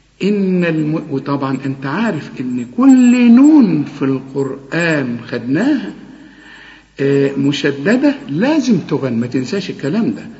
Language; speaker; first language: Arabic; native; Arabic